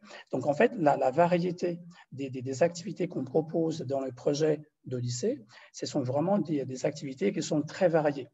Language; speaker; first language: French; non-native, fluent; Portuguese